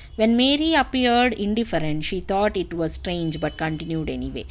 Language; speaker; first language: English; non-native, local second language; Telugu